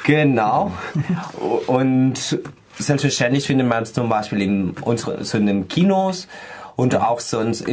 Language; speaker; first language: German; non-native, fluent; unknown